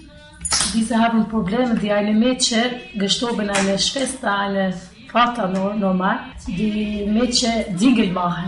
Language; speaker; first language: German; non-native, learner; Albanian